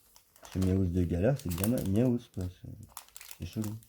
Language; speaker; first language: French; native; French